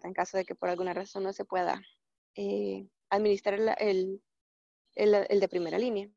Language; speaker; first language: Spanish; native; Spanish